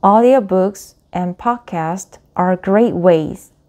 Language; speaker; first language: English; non-native, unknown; Korean